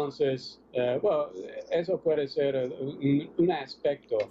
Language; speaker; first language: Spanish; non-native, fluent; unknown